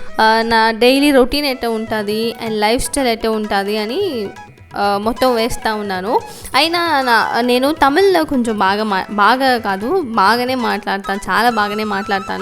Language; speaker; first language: Telugu; non-native, learner; Tamil